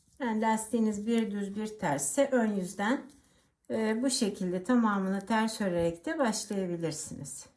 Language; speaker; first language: Turkish; native; Turkish